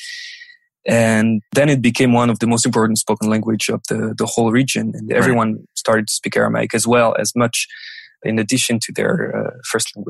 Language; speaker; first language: English; non-native, fluent; French